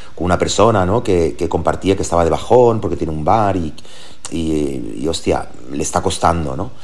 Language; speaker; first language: Spanish; early bilingual, heritage; German